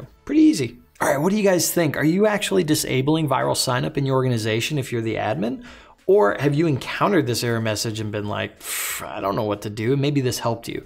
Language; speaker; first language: English; native; English